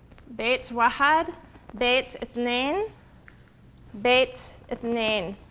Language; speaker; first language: Arabic; non-native, learner; English